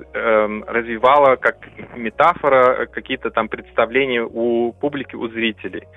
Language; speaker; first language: Russian; non-native, local second language; German